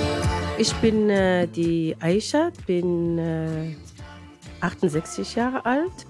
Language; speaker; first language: German; non-native, fluent; Arabic